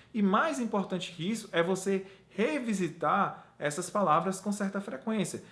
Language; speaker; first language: Portuguese; native; Portuguese